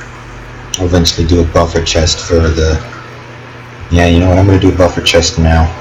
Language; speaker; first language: English; native; English